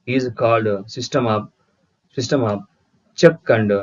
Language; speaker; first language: English; non-native, local second language; Telugu